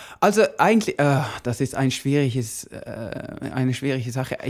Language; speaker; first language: German; non-native, learner; Norwegian